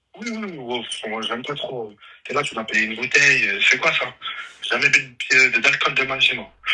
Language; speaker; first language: French; early bilingual, other home language; Arabic